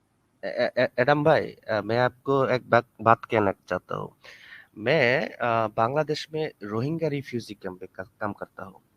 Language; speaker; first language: Hindi; non-native, learner; Bangla